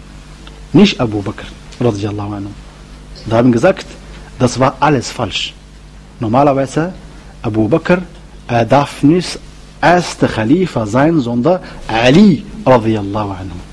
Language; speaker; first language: German; non-native, learner; Arabic